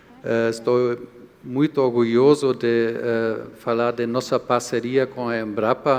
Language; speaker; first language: Portuguese; non-native, fluent; German